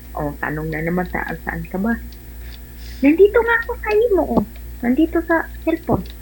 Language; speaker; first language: Filipino; non-native, local second language; Hiligaynon